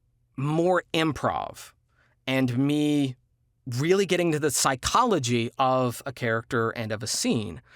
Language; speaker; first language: English; native; English